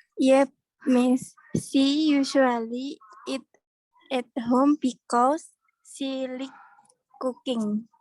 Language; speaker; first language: English; non-native, learner; Indonesian